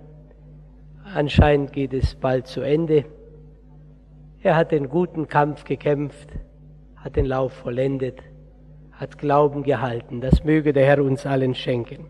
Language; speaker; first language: German; early bilingual, heritage; Portuguese